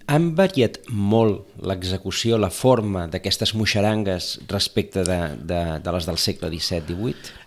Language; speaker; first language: Catalan; native; Catalan